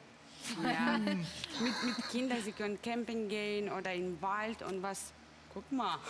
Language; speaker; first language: German; non-native, fluent; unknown